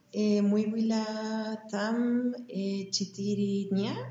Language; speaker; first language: Russian; non-native, learner; German